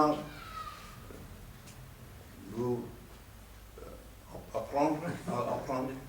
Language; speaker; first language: French; non-native, learner; English